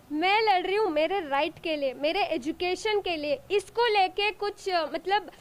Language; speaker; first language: Hindi; non-native, local second language; Urdu